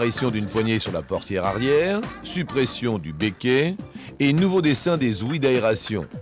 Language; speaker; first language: French; native; French